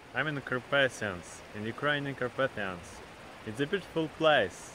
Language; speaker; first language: English; non-native, fluent; Ukrainian